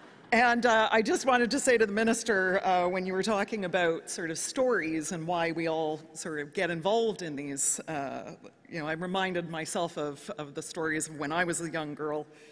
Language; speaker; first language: English; native; English